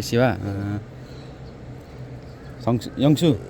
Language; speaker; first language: Korean; non-native, learner; Nepali